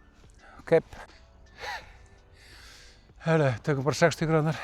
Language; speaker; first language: Icelandic; native; Icelandic